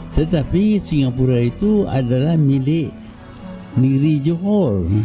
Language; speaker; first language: Malay; native; Malay